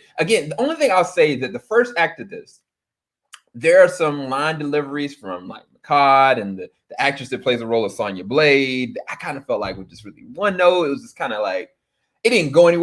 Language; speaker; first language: English; native; English